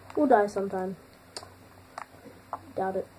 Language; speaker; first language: English; native; English